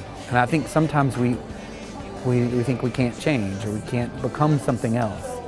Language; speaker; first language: English; native; English